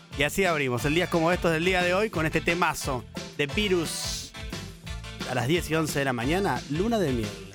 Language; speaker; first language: Spanish; native; Spanish